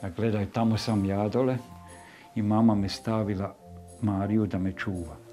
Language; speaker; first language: Serbian; non-native, local second language; Hungarian